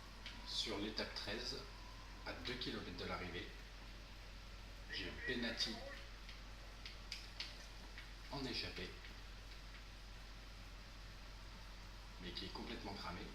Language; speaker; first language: French; native; French